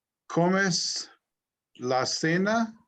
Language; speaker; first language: Spanish; non-native, learner; English